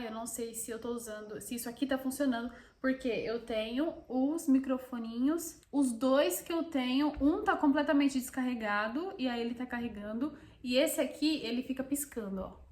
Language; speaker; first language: Portuguese; native; Portuguese